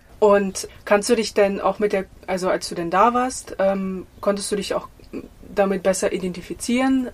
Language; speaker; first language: German; early bilingual, other home language; Russian